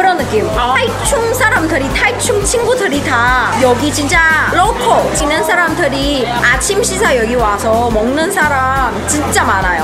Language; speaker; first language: Korean; non-native, fluent; Chinese